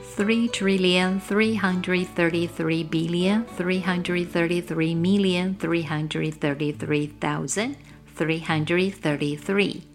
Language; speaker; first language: English; non-native, fluent; Chinese